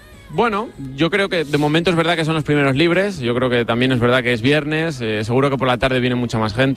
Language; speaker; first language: Spanish; native; Spanish